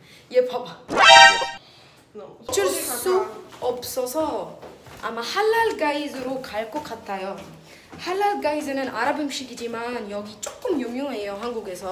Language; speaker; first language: Korean; non-native, fluent; Arabic